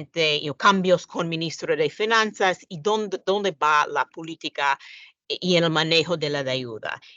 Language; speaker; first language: Spanish; non-native, fluent; English